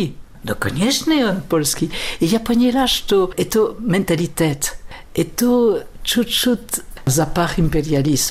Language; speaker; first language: Russian; non-native, learner; French